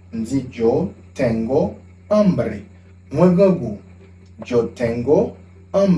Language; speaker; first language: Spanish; non-native, fluent; Haitian Creole